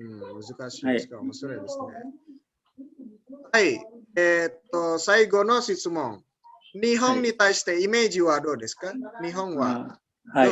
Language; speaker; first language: Japanese; non-native, fluent; Indonesian